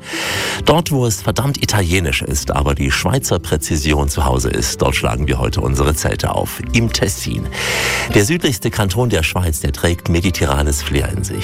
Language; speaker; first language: German; native; German